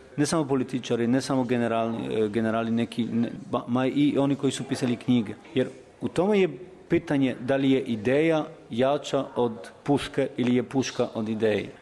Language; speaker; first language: Serbian; non-native, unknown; Albanian